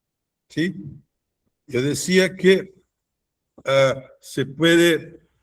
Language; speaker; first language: Spanish; non-native, fluent; Portuguese